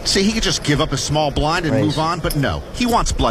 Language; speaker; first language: English; native; English